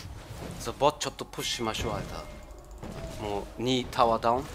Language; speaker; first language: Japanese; non-native, learner; German